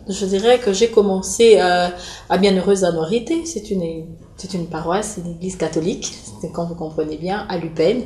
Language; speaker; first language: French; non-native, local second language; Lingala